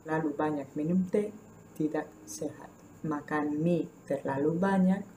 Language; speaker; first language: Indonesian; non-native, fluent; Spanish